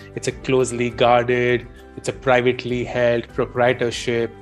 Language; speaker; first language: English; non-native, local second language; Hindi